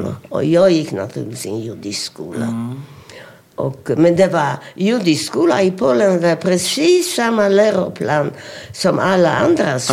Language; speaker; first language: Swedish; non-native, fluent; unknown